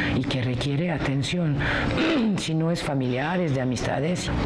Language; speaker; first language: Spanish; non-native, fluent; French